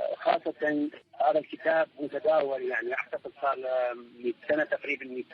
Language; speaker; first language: Arabic; native; Arabic